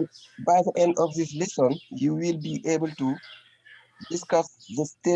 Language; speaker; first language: English; non-native, learner; French